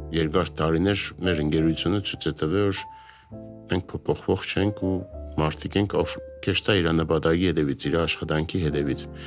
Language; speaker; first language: Armenian; native; Armenian